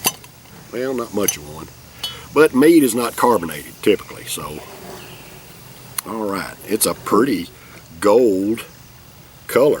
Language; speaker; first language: English; native; English